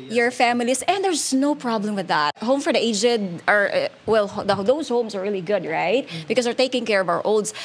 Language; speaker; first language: English; non-native, local second language; Hiligaynon